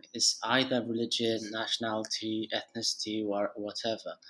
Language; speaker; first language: English; non-native, fluent; Arabic